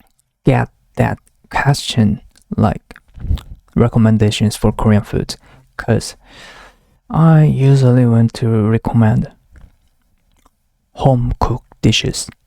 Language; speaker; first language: English; non-native, learner; Korean